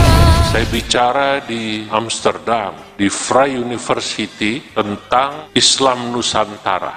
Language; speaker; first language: Indonesian; native; Indonesian